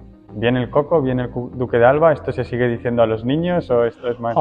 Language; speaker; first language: Spanish; native; Spanish